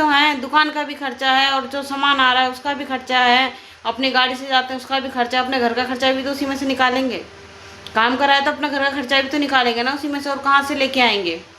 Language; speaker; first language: Hindi; native; Hindi